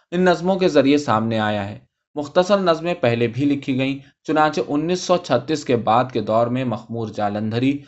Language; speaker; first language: Urdu; native; Urdu